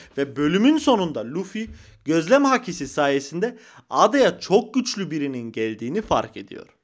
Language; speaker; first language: Turkish; early bilingual, heritage; Turkish